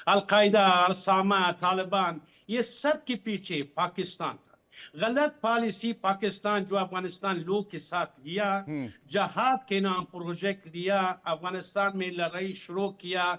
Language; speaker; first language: Hindi; non-native, fluent; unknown